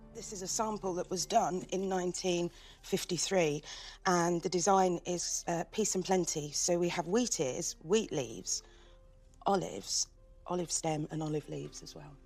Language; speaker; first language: English; native; English